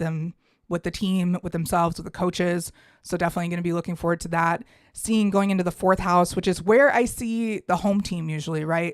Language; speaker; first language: English; native; English